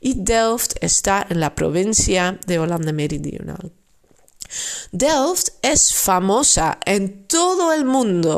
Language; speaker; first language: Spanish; non-native, fluent; Dutch